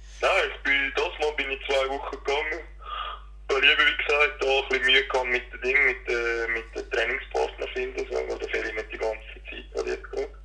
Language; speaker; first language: German; native; German